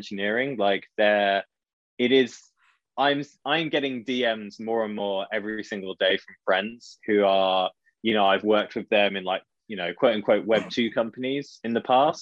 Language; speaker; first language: English; native; English